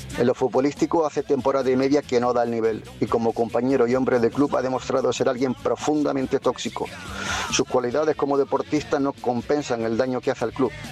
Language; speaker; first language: Spanish; native; Spanish